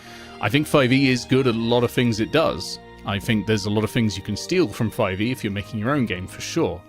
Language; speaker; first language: English; native; English